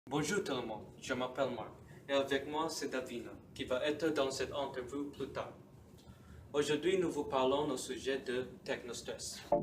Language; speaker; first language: French; non-native, learner; English